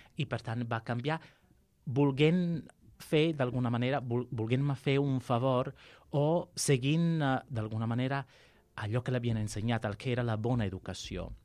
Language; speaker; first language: Catalan; non-native, fluent; Sicilian